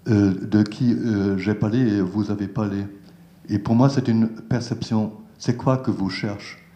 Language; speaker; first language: French; non-native, learner; German